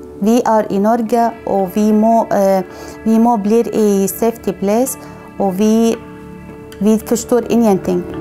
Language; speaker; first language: Norwegian; non-native, learner; Arabic